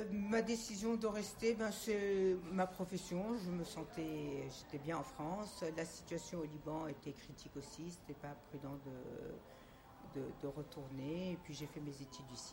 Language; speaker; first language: French; non-native, local second language; Armenian